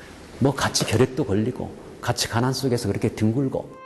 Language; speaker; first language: Korean; native; Korean